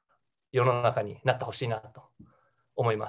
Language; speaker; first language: Japanese; native; Japanese